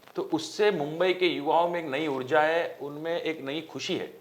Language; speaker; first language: Hindi; non-native, local second language; Marathi